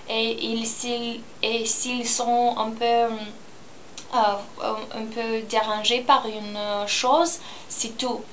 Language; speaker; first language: French; non-native, learner; Romanian